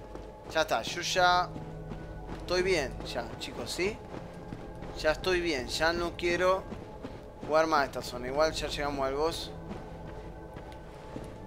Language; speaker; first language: Spanish; native; Spanish